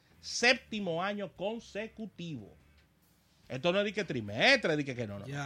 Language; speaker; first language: Spanish; native; Spanish